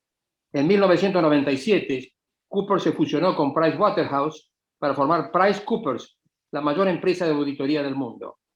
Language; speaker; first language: Spanish; native; Spanish